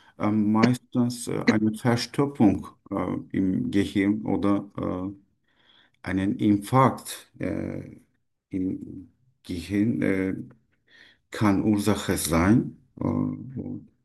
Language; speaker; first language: German; non-native, learner; Turkish